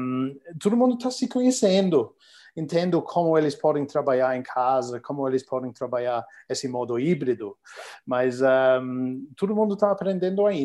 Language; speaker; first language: Portuguese; non-native, learner; English